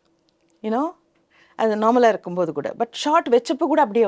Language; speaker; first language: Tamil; non-native, local second language; Telugu